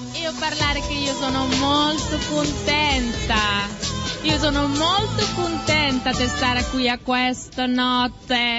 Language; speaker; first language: Italian; non-native, learner; Catalan